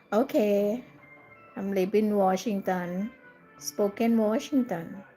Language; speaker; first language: English; non-native, learner; Thai